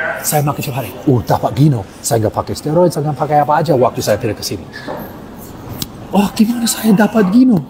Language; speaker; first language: Indonesian; non-native, learner; English